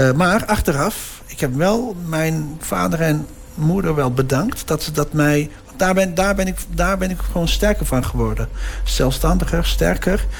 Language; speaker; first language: Dutch; early bilingual, other home language; Turkish